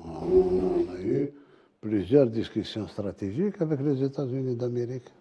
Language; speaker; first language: French; non-native, local second language; Arabic